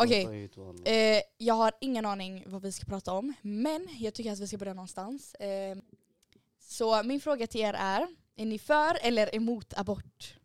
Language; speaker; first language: Swedish; early bilingual, other home language; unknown